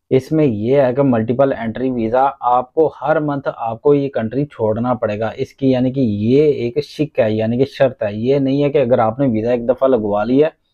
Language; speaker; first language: Urdu; non-native, local second language; Punjabi